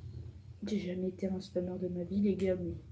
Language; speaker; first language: French; native; French